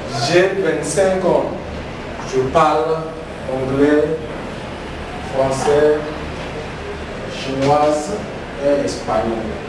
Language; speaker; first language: French; non-native, learner; Igbo